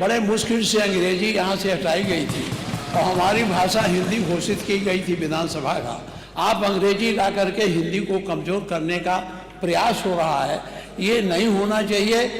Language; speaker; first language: Hindi; native; Hindi